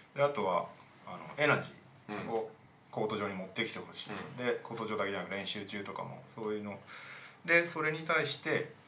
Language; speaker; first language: Japanese; native; Japanese